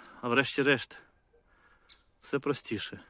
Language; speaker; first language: Ukrainian; native; Ukrainian